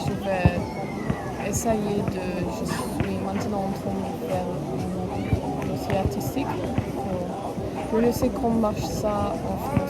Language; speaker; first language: French; non-native, learner; German